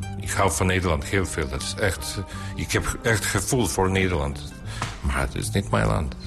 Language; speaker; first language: Dutch; non-native, learner; Bosnian